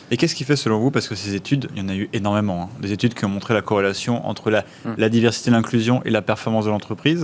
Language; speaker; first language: French; native; French